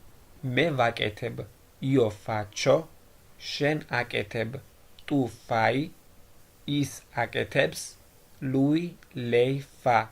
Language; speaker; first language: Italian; non-native, fluent; Georgian